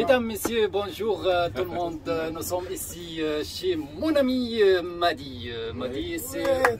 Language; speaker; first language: French; non-native, local second language; Arabic